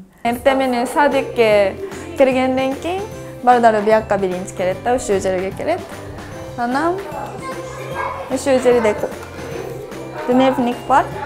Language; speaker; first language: Kyrgyz; non-native, fluent; Japanese